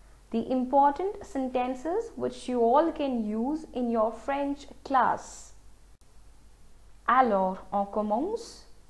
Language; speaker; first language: English; non-native, local second language; Hindi